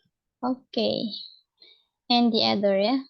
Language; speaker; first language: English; non-native, learner; Indonesian